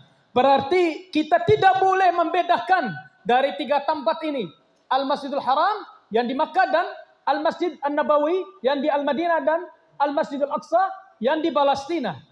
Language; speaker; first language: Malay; non-native, fluent; Arabic